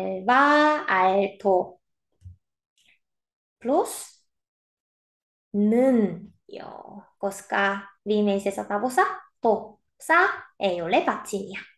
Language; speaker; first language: Finnish; non-native, fluent; Korean